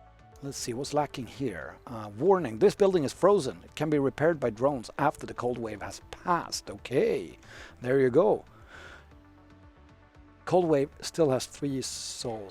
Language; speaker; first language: English; non-native, fluent; Swedish